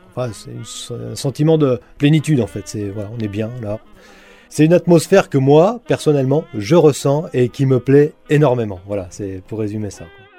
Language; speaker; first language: French; native; French